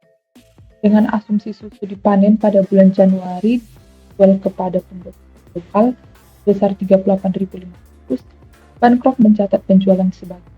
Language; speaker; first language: Indonesian; native; Indonesian